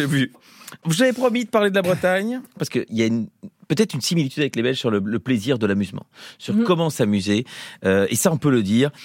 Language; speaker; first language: French; native; French